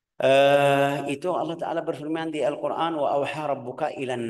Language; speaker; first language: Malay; non-native, fluent; Arabic